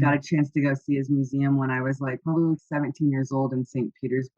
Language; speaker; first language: English; native; English